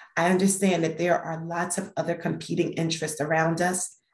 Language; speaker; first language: English; native; English